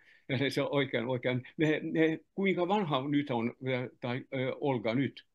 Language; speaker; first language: Finnish; non-native, fluent; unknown